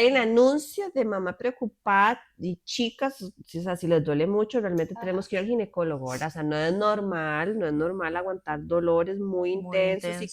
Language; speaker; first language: Spanish; native; Spanish